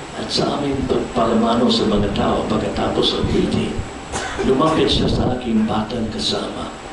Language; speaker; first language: Filipino; non-native, fluent; English